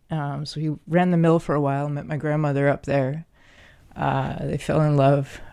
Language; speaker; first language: English; native; English